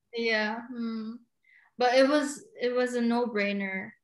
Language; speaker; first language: English; non-native, local second language; Cebuano